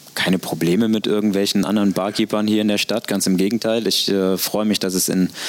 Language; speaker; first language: German; native; German